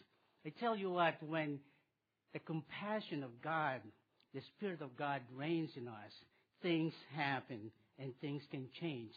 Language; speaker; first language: English; non-native, local second language; Filipino